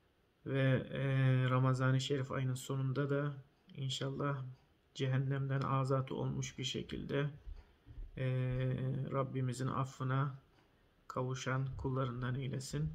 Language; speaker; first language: Turkish; native; Turkish